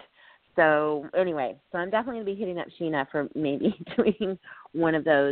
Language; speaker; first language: English; native; English